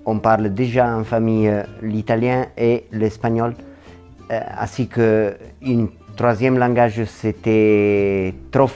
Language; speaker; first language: French; non-native, local second language; Italian